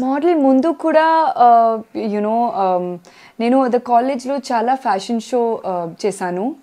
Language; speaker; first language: Telugu; non-native, learner; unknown